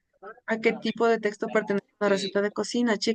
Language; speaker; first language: Spanish; native; Spanish